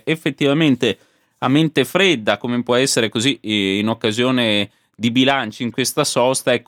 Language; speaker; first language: Italian; native; Italian